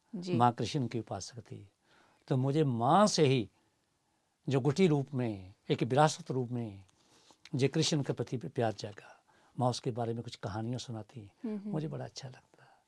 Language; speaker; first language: Hindi; native; Hindi